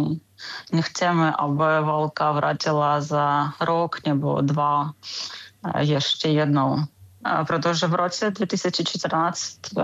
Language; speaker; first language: Czech; non-native, learner; Ukrainian